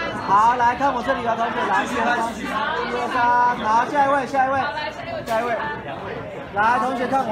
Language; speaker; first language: Chinese; native; Chinese